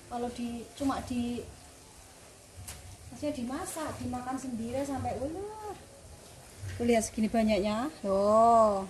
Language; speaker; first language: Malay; non-native, local second language; Javanese